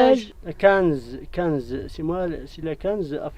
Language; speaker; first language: French; non-native, learner; Central Atlas Tamazight